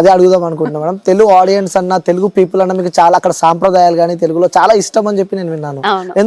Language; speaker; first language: Telugu; native; Telugu